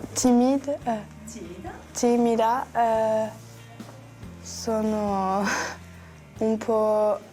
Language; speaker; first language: Italian; non-native, learner; French